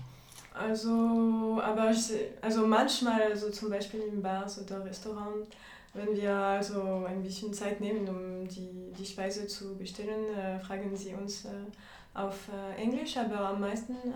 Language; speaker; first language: German; non-native, fluent; French